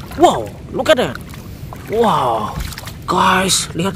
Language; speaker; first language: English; non-native, learner; Indonesian